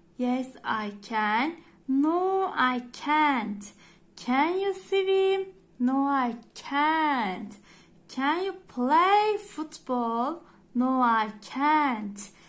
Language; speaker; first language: English; non-native, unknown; Turkish